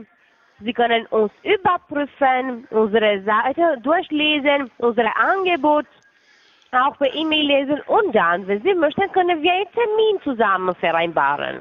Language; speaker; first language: German; non-native, fluent; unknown